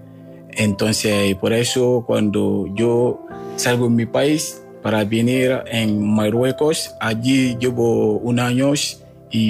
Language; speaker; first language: Spanish; non-native, learner; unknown